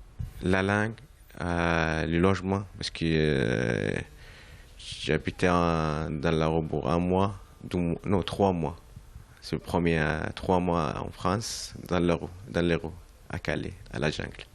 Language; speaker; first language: French; non-native, learner; Arabic